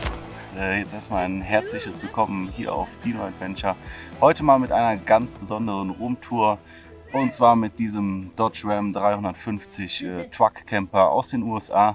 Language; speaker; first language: German; native; German